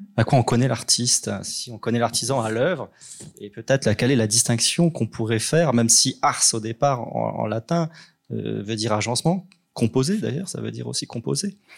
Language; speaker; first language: French; native; French